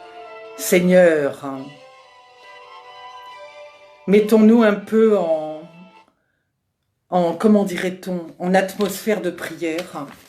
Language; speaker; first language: French; native; French